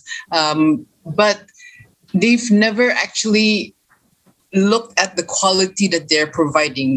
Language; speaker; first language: English; non-native, local second language; Malay